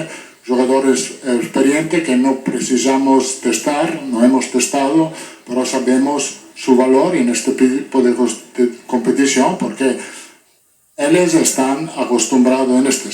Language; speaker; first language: Spanish; non-native, fluent; Italian